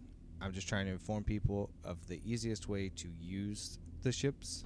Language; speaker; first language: English; native; English